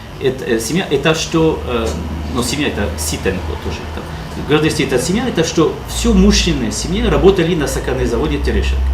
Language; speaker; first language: Russian; non-native, learner; French